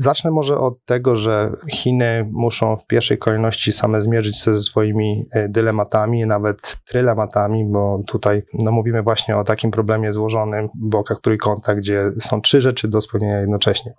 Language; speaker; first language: Polish; native; Polish